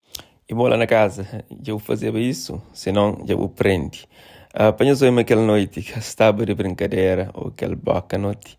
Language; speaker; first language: Portuguese; non-native, local second language; Kabuverdianu